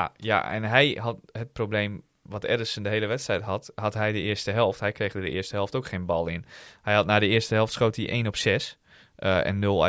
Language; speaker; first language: Dutch; native; Dutch